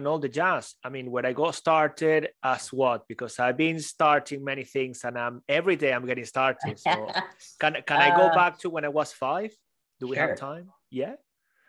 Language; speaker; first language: English; non-native, fluent; Spanish